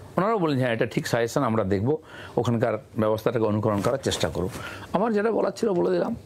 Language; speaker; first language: Bangla; native; Bangla